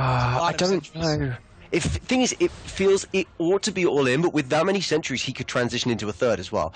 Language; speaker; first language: English; native; English